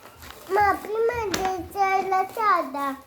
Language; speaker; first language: Italian; early bilingual, other home language; Albanian